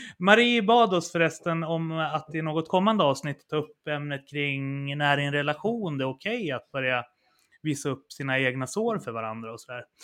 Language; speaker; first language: Swedish; native; Swedish